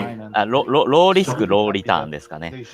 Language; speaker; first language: Japanese; native; Japanese